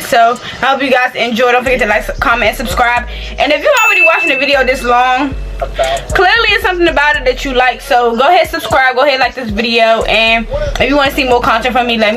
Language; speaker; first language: English; native; English